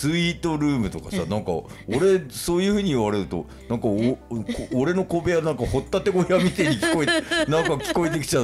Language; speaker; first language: Japanese; native; Japanese